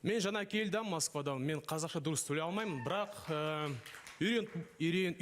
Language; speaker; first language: Kazakh; non-native, local second language; Russian